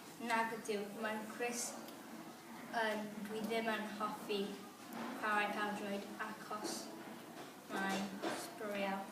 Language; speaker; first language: Welsh; non-native, learner; English